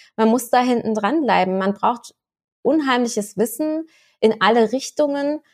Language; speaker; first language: German; native; German